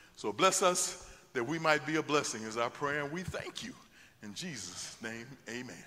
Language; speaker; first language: English; native; English